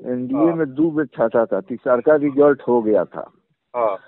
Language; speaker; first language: Hindi; native; Hindi